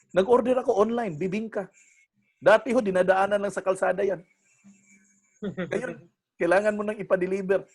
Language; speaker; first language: Filipino; non-native, local second language; Cebuano